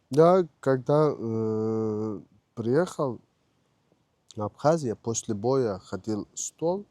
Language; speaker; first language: Russian; non-native, learner; Turkish